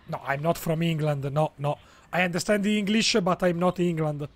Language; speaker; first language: English; non-native, learner; Italian